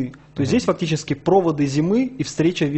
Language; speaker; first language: Russian; native; Russian